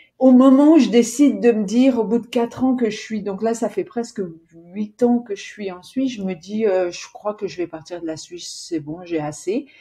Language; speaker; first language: French; native; French